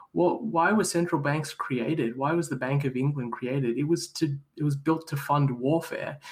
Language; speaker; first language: English; native; English